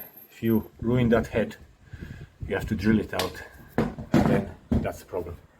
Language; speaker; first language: English; non-native, fluent; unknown